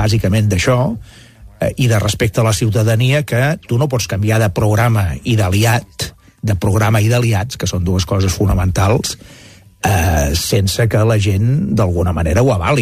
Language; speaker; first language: Catalan; native; Catalan